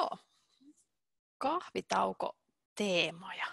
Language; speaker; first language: Finnish; native; Finnish